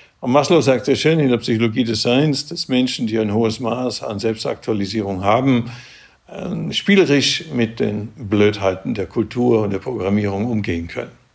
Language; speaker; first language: German; native; German